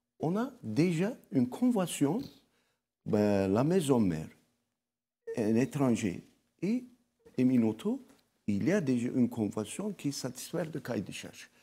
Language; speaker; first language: French; non-native, local second language; Arabic